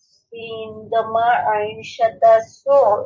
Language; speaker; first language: Arabic; non-native, learner; Bangla